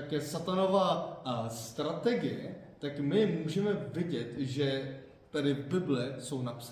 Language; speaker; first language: Czech; non-native, fluent; Korean